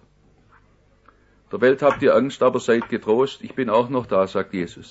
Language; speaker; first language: German; native; German